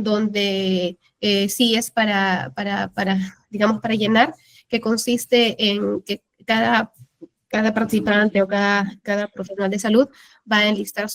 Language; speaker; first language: Spanish; native; Spanish